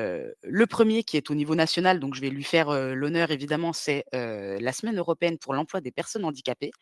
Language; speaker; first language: French; native; French